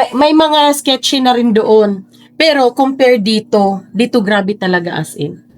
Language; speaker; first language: Filipino; native; Filipino